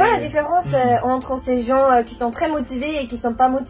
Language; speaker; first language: French; non-native, fluent; Japanese